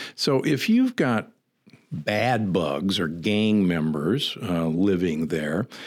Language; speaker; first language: English; native; English